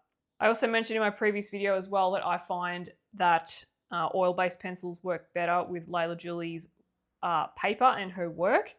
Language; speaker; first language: English; native; English